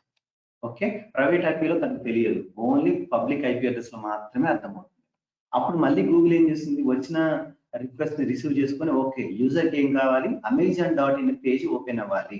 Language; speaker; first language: Telugu; native; Telugu